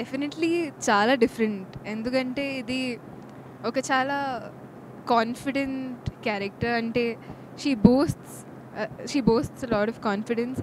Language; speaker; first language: Telugu; non-native, fluent; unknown